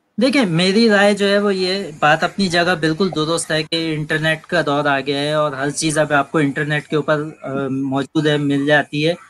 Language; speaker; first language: Urdu; native; Urdu